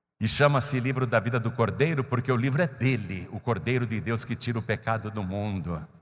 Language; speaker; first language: Portuguese; native; Portuguese